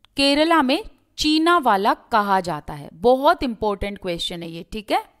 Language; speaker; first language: Hindi; native; Hindi